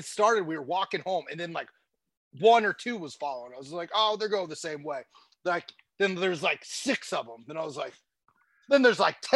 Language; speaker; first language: English; native; English